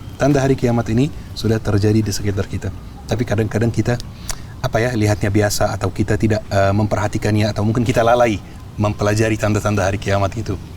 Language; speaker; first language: Indonesian; non-native, fluent; Arabic